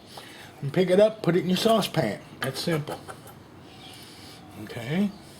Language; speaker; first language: English; native; English